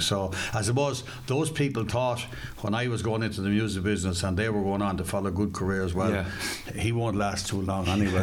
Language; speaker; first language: English; native; English